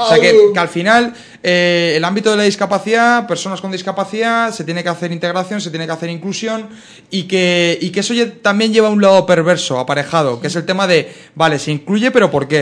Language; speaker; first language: Spanish; native; Spanish